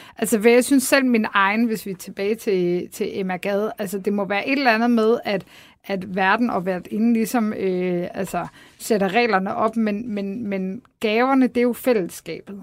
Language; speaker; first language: Danish; early bilingual, other home language; Polish